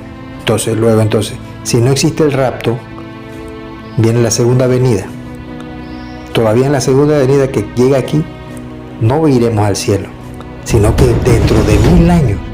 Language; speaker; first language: Spanish; native; Spanish